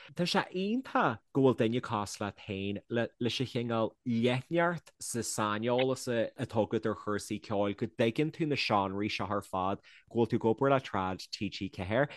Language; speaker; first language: Irish; native; Irish